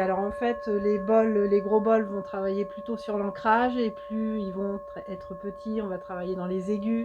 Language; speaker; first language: French; native; French